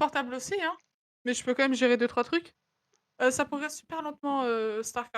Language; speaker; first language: French; native; French